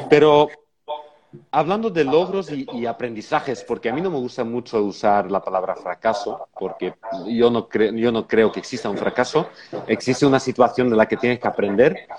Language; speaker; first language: Spanish; non-native, fluent; Dutch